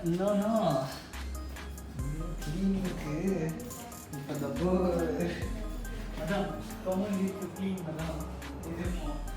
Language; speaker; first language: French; non-native, learner; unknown